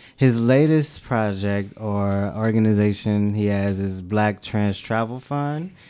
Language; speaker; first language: English; native; English